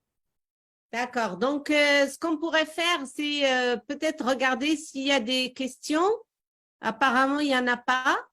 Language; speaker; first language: French; non-native, local second language; Arabic